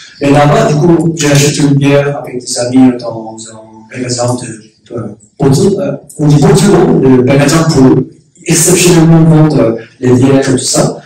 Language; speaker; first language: French; non-native, learner; Korean